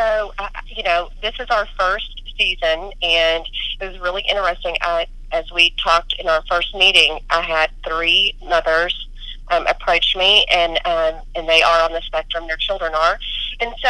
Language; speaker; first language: English; native; English